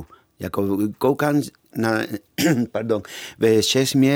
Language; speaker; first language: Czech; non-native, fluent; Spanish